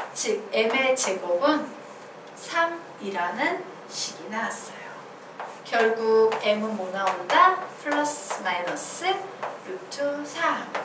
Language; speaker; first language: Korean; native; Korean